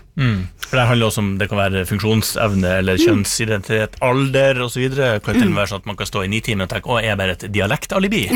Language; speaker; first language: Norwegian; native; Norwegian